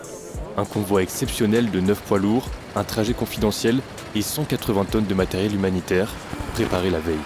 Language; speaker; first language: French; native; French